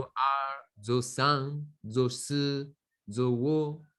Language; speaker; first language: Chinese; non-native, learner; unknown